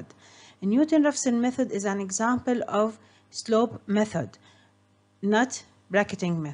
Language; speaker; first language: English; non-native, fluent; Arabic